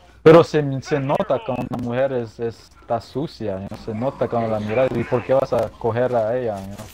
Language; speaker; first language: Spanish; early bilingual, heritage; Spanish